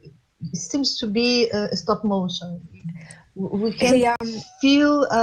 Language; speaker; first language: English; non-native, learner; Portuguese